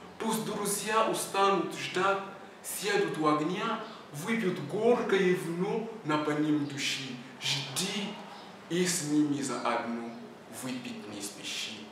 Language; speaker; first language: Russian; non-native, learner; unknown